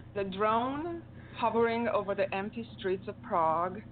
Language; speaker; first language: English; non-native, fluent; Romanian